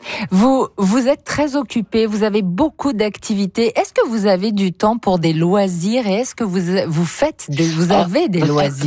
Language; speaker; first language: French; native; French